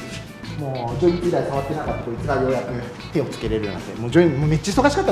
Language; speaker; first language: Japanese; native; Japanese